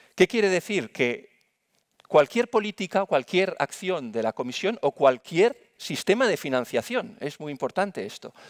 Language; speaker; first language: Spanish; native; Spanish